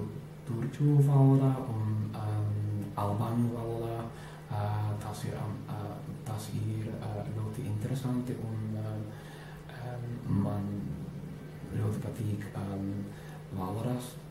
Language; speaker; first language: Latvian; non-native, learner; English